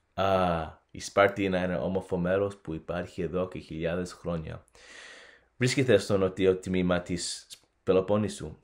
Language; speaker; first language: Greek; early bilingual, heritage; English